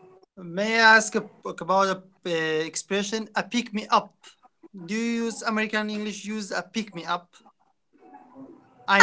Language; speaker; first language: English; non-native, fluent; Kurdish